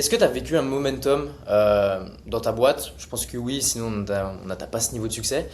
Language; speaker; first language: French; native; French